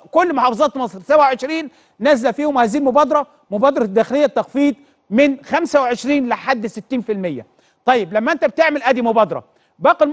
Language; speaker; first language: Arabic; native; Arabic